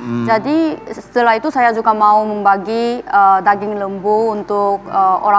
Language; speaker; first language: Indonesian; non-native, fluent; Korean